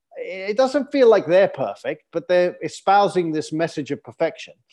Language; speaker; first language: English; native; English